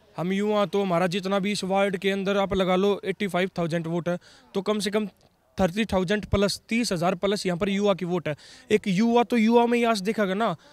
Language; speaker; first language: Hindi; native; Hindi